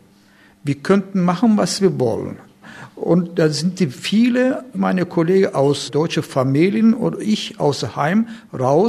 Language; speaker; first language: German; non-native, fluent; Turkish